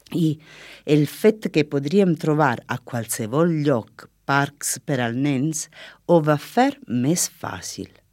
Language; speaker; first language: Catalan; non-native, learner; Italian